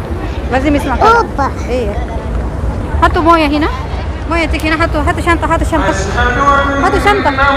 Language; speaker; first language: Arabic; non-native, local second language; Indonesian